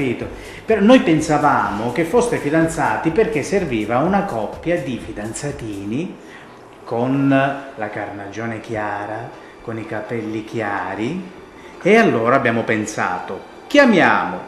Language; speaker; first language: Italian; native; Italian